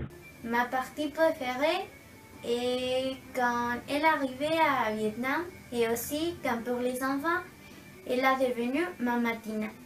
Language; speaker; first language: French; non-native, learner; Spanish